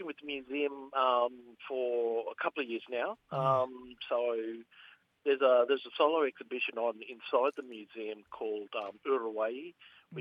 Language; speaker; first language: English; native; English